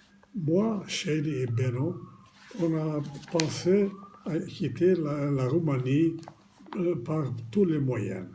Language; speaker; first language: French; non-native, fluent; Romanian